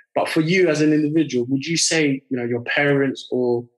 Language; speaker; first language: English; early bilingual, other home language; French